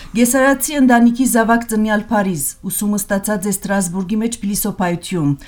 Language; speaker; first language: Armenian; early bilingual, heritage; Armenian